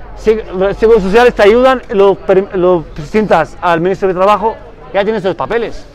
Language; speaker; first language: Spanish; non-native, fluent; Arabic